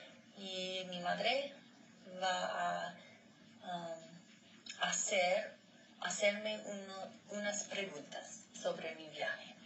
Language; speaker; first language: Spanish; non-native, learner; English